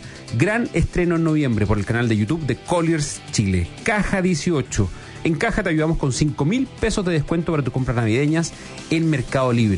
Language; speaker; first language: Spanish; native; Spanish